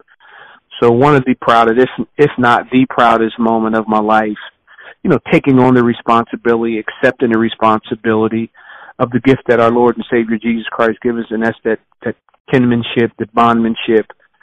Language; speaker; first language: English; native; English